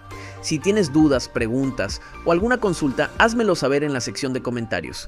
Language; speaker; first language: Spanish; native; Spanish